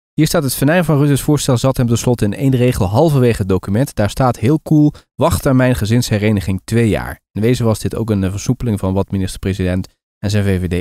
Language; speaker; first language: Dutch; native; Dutch